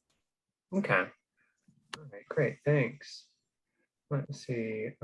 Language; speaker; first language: English; native; English